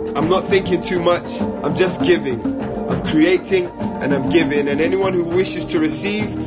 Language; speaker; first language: English; native; English